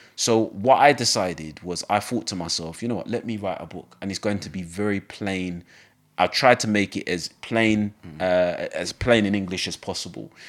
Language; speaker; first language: English; native; English